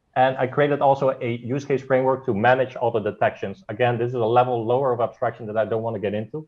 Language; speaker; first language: English; non-native, fluent; Dutch